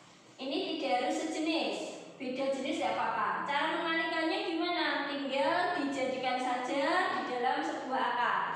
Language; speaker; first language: Indonesian; native; Indonesian